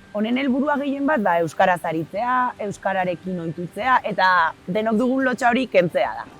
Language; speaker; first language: Basque; native; Basque